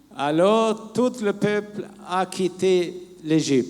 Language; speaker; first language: French; non-native, learner; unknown